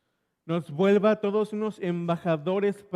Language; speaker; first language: Spanish; native; Spanish